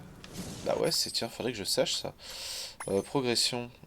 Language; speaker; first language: French; native; French